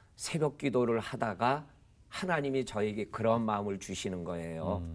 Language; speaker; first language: Korean; native; Korean